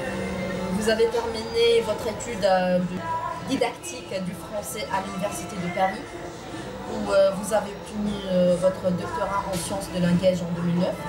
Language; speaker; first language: French; non-native, local second language; Arabic